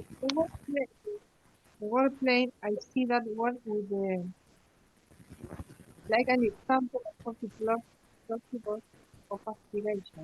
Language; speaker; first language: English; non-native, learner; Spanish